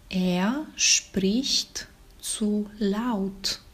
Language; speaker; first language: German; non-native, fluent; Bulgarian